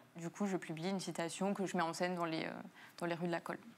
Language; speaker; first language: French; native; French